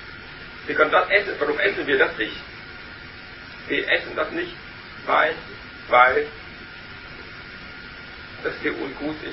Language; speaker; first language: German; non-native, learner; Vietnamese